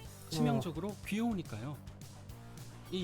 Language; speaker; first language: Korean; native; Korean